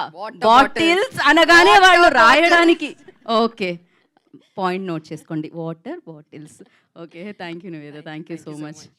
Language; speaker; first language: Telugu; native; Telugu